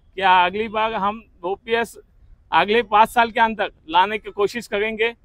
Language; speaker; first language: Hindi; non-native, local second language; Marathi